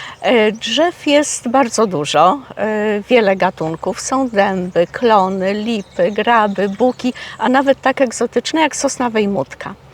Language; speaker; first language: Polish; native; Polish